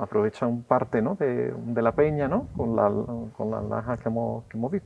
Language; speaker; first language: Spanish; native; Spanish